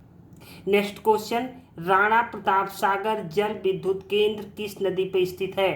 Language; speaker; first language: Hindi; native; Hindi